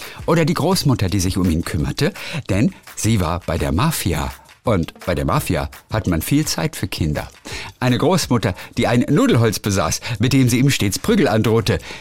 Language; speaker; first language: German; native; German